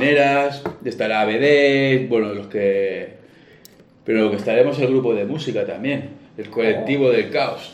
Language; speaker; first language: Spanish; native; Spanish